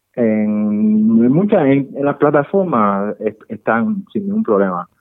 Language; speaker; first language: Spanish; native; Spanish